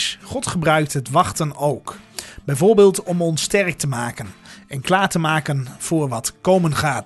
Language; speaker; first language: Dutch; native; Dutch